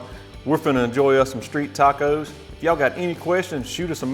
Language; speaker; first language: English; native; English